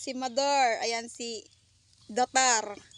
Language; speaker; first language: Filipino; non-native, local second language; Cebuano